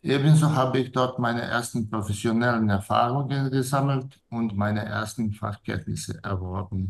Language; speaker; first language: German; non-native, fluent; Serbian